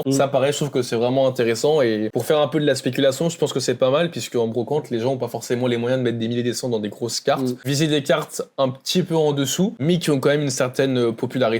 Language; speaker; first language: French; native; French